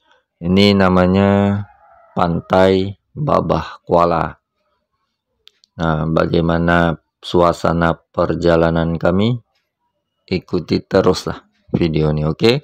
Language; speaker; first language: Indonesian; native; Indonesian